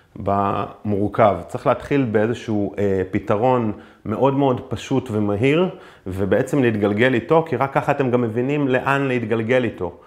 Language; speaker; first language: Hebrew; native; Hebrew